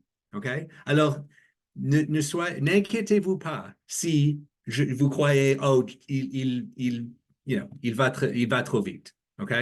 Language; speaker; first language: French; non-native, learner; English